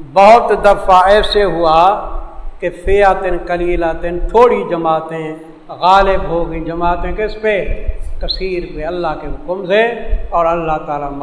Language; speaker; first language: Urdu; non-native, local second language; Saraiki